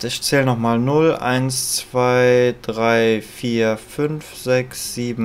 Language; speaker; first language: German; native; German